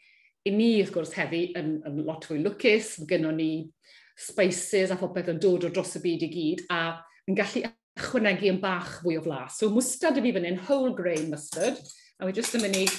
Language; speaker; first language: Welsh; native; Welsh